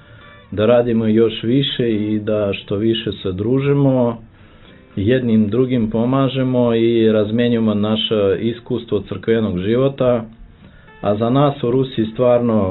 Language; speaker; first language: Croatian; non-native, fluent; Russian